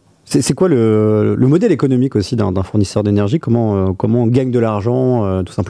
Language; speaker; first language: French; native; French